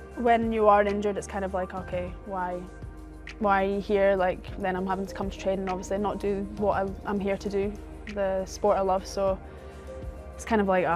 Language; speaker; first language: English; native; English